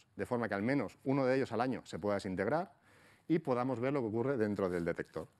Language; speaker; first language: Spanish; native; Spanish